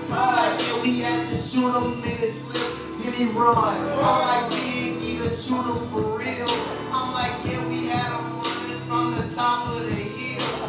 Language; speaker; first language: English; native; English